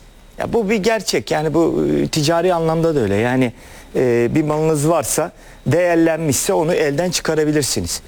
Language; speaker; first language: Turkish; native; Turkish